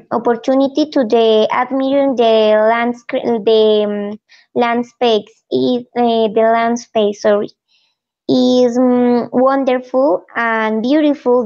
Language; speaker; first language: English; non-native, learner; Spanish